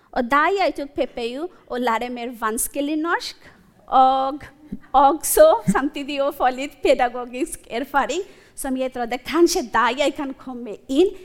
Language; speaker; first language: Norwegian; non-native, fluent; Bangla